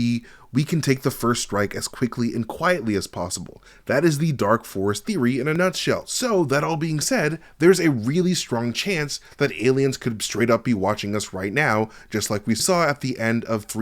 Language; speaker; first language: English; native; English